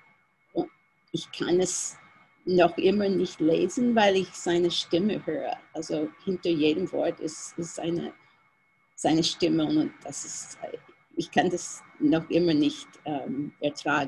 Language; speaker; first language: German; non-native, fluent; English